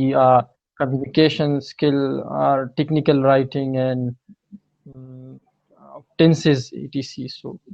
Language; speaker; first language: English; non-native, learner; Pashto